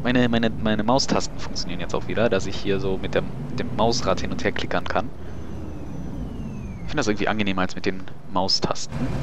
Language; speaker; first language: German; native; German